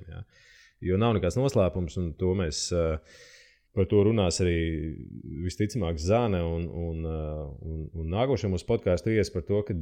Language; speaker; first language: Latvian; native; Latvian